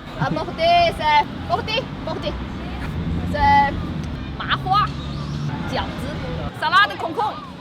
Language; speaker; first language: French; non-native, learner; Chinese